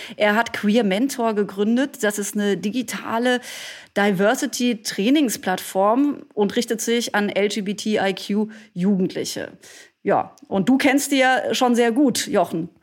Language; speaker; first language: German; native; German